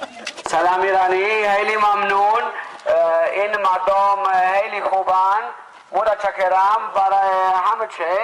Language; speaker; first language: Persian; non-native, learner; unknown